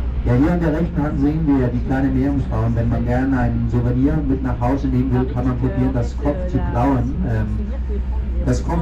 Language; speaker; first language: German; non-native, fluent; Danish